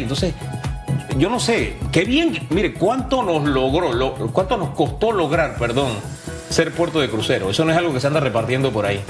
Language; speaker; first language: Spanish; native; Spanish